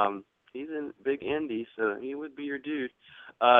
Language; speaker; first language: English; native; English